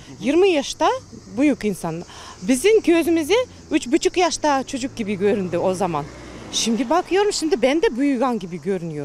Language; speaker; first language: Turkish; non-native, learner; Kazakh